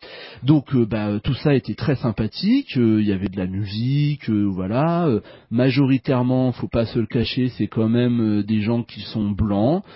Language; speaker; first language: French; native; French